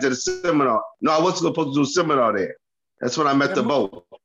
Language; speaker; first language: English; native; English